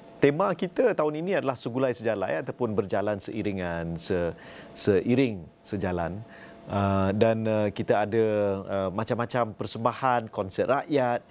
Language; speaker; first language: Malay; native; Malay